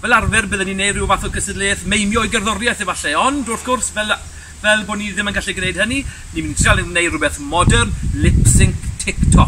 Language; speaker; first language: Welsh; native; Welsh